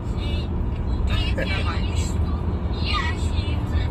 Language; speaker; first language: Russian; early bilingual, heritage; Russian